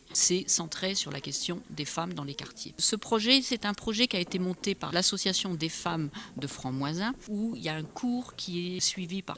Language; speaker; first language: French; native; French